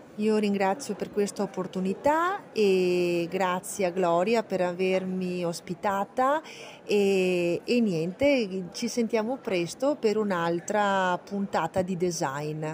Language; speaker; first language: Italian; native; Italian